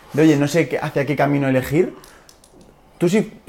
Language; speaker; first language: Spanish; native; Spanish